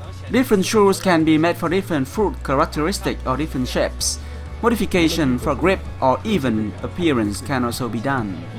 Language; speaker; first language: English; non-native, fluent; Vietnamese